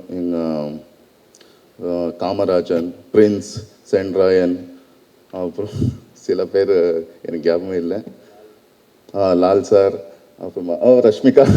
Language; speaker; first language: Tamil; non-native, learner; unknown